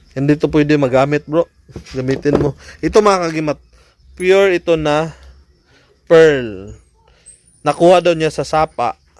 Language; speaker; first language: Filipino; non-native, local second language; Cebuano